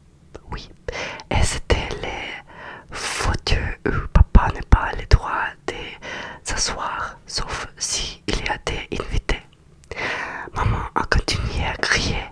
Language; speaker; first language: French; non-native, learner; Russian